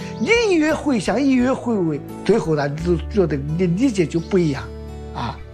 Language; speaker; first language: Chinese; native; Chinese